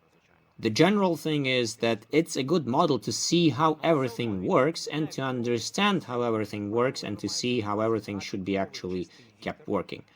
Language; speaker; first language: English; non-native, fluent; Ukrainian